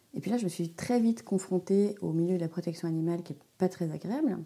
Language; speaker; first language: French; native; French